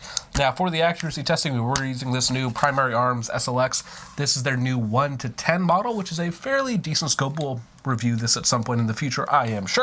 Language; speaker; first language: English; native; English